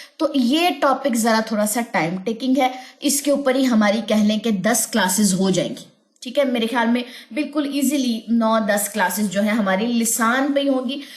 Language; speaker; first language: Urdu; native; Urdu